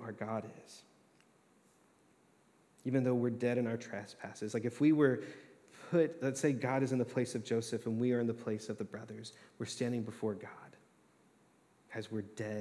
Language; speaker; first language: English; native; English